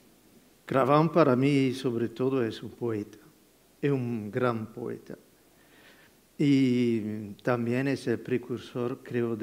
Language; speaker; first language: Spanish; non-native, fluent; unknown